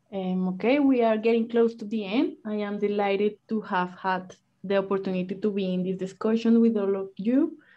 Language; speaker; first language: English; non-native, fluent; Spanish